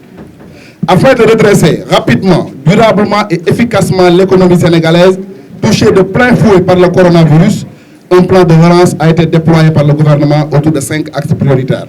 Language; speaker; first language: French; non-native, local second language; Wolof